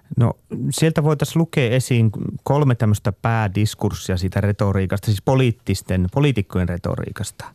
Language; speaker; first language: Finnish; native; Finnish